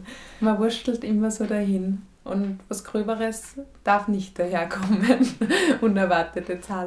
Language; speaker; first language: German; native; German